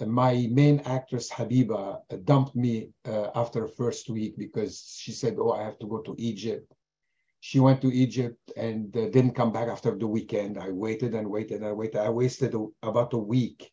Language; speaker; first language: English; non-native, fluent; German